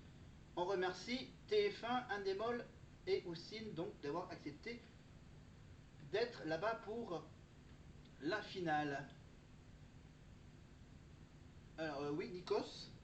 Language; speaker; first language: French; native; French